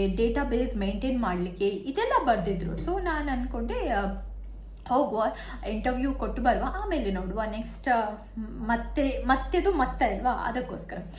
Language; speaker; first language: Kannada; non-native, local second language; Tulu